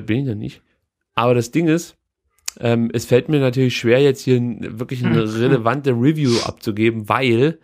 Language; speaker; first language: German; native; German